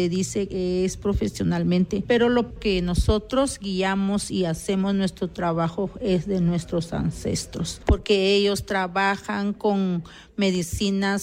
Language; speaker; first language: Spanish; non-native, local second language; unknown